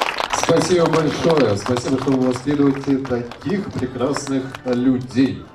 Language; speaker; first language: Russian; native; Russian